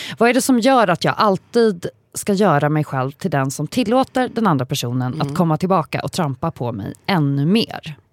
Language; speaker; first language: Swedish; native; Swedish